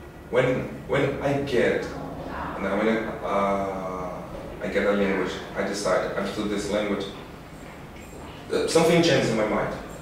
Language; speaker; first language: English; non-native, fluent; Portuguese